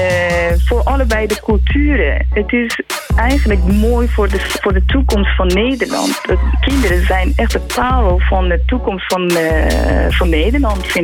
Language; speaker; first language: Dutch; non-native, fluent; Persian